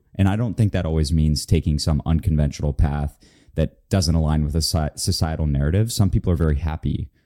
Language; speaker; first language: English; native; English